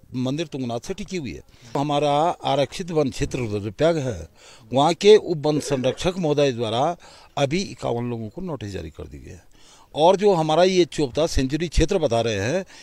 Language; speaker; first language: Hindi; native; Hindi